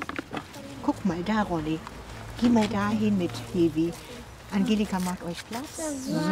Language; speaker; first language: German; native; German